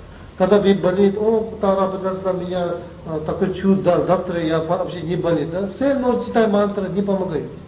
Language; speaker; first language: Russian; non-native, learner; Tibetan